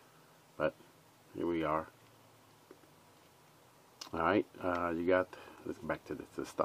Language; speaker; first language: English; native; English